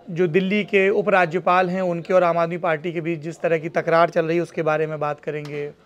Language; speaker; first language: Hindi; native; Hindi